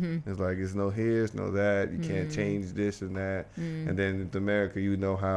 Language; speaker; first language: English; native; English